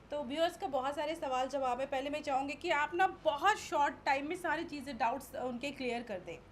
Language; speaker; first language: Hindi; native; Hindi